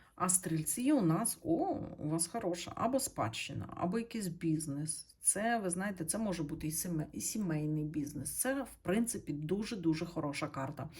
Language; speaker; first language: Ukrainian; non-native, local second language; Russian